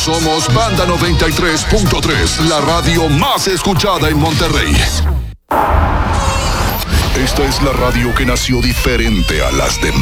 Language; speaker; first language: Spanish; native; Spanish